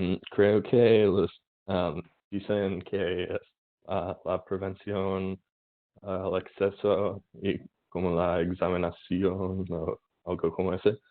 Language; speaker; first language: Spanish; non-native, learner; English